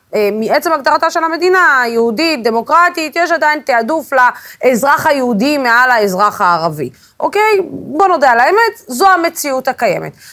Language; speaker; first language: Hebrew; non-native, local second language; Arabic